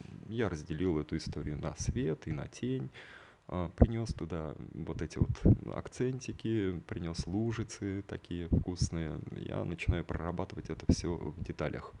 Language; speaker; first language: Russian; native; Russian